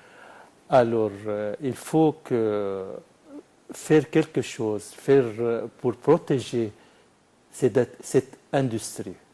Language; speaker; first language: French; non-native, fluent; Arabic